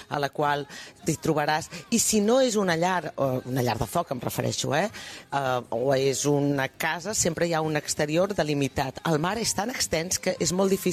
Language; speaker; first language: Catalan; native; Catalan